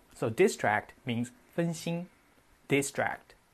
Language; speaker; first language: English; non-native, fluent; Chinese